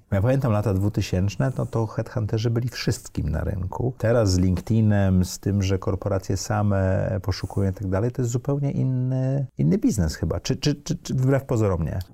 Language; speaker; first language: Polish; native; Polish